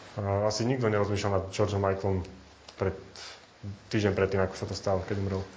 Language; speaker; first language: Slovak; native; Slovak